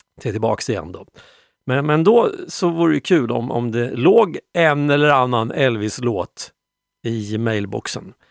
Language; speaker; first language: Swedish; native; Swedish